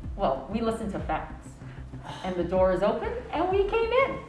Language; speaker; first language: English; native; English